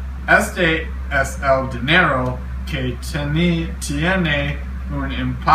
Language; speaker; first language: Spanish; non-native, learner; English